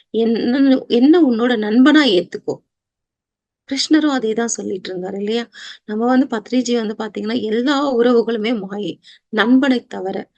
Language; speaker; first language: Tamil; native; Tamil